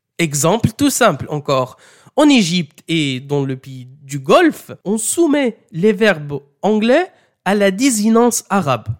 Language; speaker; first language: French; non-native, fluent; Arabic